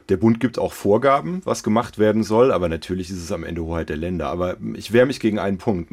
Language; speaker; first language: German; native; German